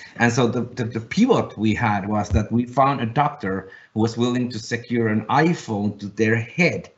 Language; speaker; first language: English; non-native, fluent; Finnish